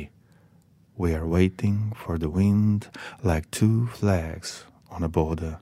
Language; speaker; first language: English; non-native, fluent; Macedonian